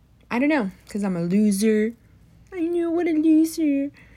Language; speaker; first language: English; early bilingual, other home language; Spanish